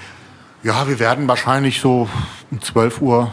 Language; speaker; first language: German; native; German